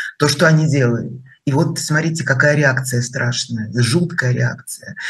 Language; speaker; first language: Russian; native; Russian